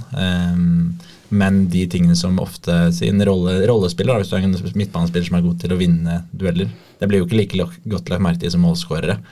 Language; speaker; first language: Norwegian; native; Norwegian